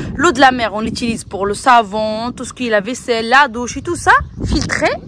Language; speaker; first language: French; non-native, local second language; Arabic